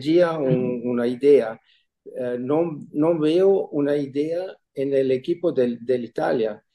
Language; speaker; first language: Spanish; non-native, fluent; German